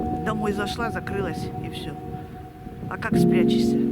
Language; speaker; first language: Russian; native; Russian